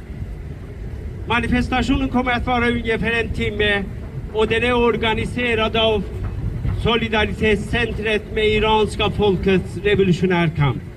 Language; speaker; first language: Swedish; non-native, fluent; Persian